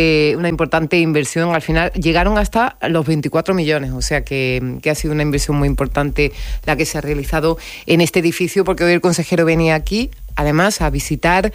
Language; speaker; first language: Spanish; native; Spanish